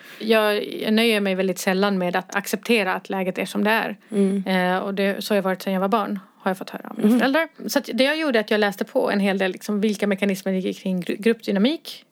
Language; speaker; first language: Swedish; early bilingual, other home language; Arabic